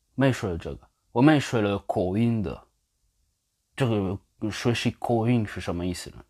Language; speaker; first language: Chinese; non-native, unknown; French